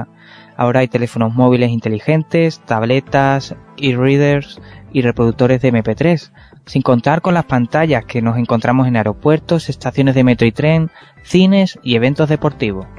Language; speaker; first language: Spanish; native; Spanish